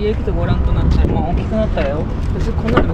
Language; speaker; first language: Japanese; native; Japanese